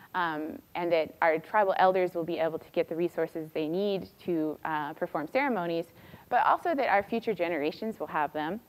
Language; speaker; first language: English; native; English